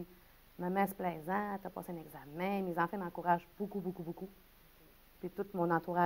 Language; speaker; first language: French; native; French